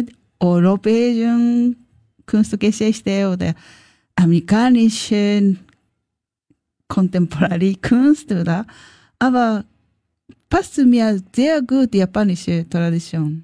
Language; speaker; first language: German; non-native, learner; Japanese